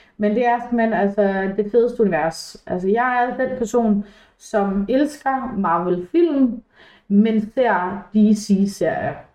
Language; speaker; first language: Danish; early bilingual, other home language; English